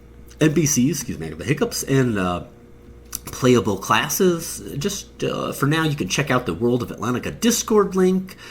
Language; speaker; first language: English; native; English